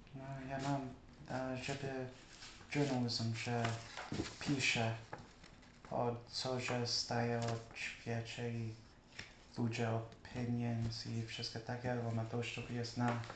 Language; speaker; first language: Polish; early bilingual, heritage; English